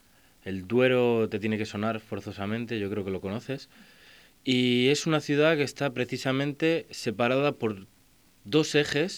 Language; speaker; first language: Spanish; native; Spanish